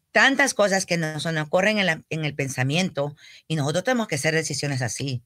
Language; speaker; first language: Spanish; early bilingual, heritage; Spanish